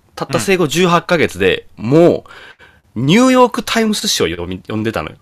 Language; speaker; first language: Japanese; native; Japanese